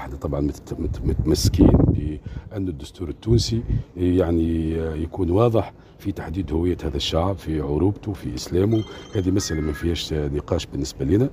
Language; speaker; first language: Arabic; native; Arabic